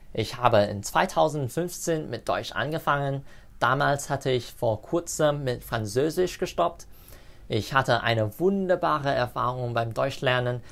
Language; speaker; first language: English; non-native, local second language; Cantonese